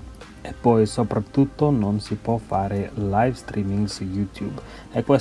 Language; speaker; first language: Italian; non-native, learner; English